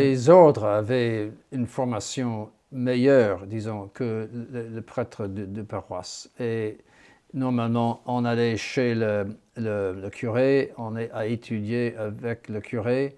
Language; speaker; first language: French; non-native, fluent; English